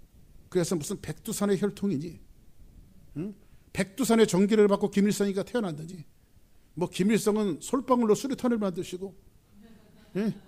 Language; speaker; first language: Korean; native; Korean